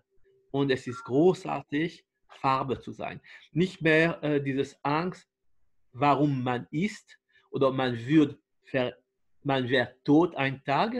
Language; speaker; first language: German; non-native, fluent; French